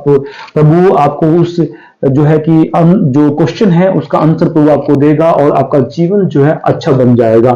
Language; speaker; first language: Hindi; native; Hindi